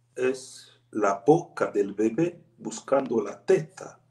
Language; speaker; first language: Spanish; non-native, fluent; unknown